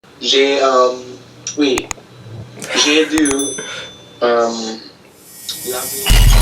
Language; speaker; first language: French; non-native, learner; English